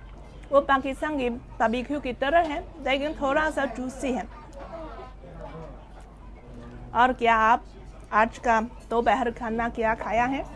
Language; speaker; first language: Hindi; non-native, fluent; Chinese